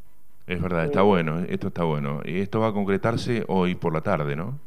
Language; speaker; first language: Spanish; native; Spanish